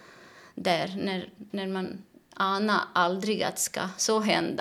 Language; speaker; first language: Swedish; non-native, fluent; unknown